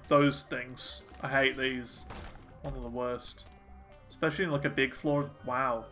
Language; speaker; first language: English; native; English